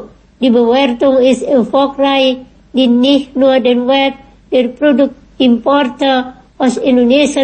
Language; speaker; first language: German; non-native, local second language; Indonesian